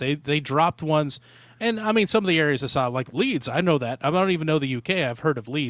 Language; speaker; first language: English; native; English